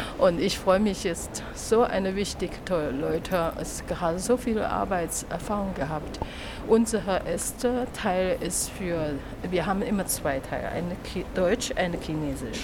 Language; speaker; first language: German; non-native, learner; Chinese